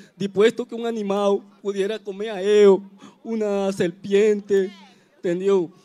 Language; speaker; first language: Portuguese; non-native, learner; Spanish